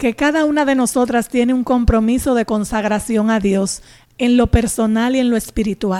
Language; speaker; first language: Spanish; native; Spanish